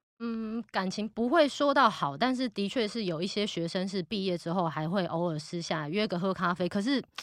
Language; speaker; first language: Chinese; native; Chinese